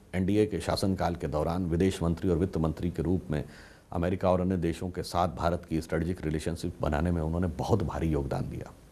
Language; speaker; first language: Hindi; native; Hindi